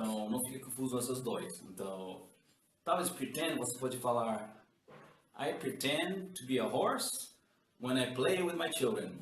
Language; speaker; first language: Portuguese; non-native, learner; English